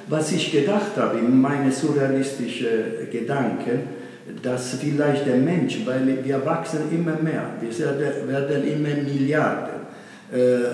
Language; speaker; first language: German; non-native, learner; Italian